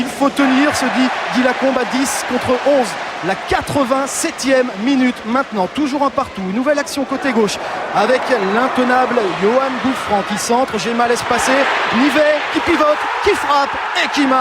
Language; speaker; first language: French; native; French